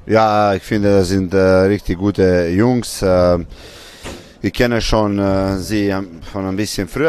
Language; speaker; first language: German; non-native, fluent; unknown